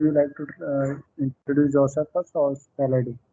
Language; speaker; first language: English; non-native, local second language; Hindi